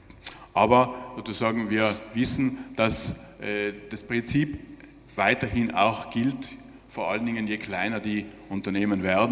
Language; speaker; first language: German; native; German